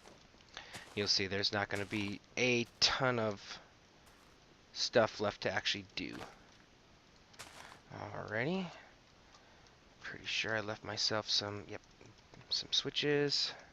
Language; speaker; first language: English; native; English